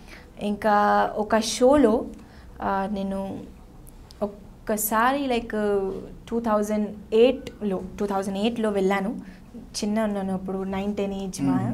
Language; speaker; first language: Telugu; non-native, learner; Hindi